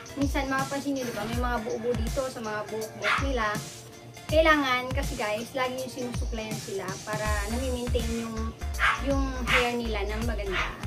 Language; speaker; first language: Filipino; non-native, local second language; Bikol